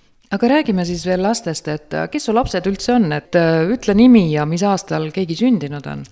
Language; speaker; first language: Estonian; native; Estonian